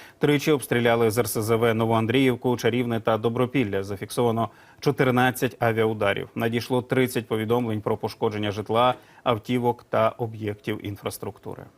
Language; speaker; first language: Ukrainian; native; Ukrainian